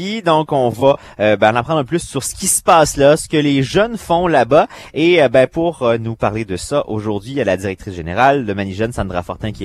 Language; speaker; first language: French; native; French